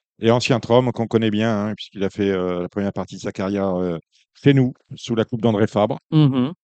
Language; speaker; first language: French; native; French